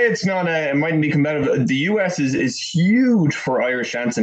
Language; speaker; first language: English; native; English